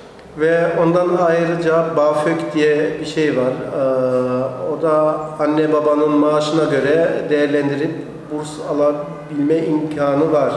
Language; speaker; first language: Turkish; early bilingual, heritage; Turkish